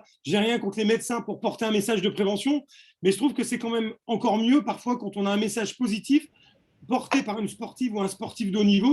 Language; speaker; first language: French; native; French